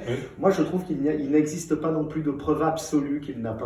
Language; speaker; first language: French; native; French